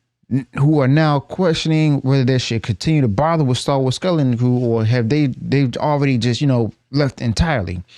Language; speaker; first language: English; native; English